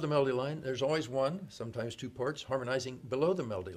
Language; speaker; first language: English; native; English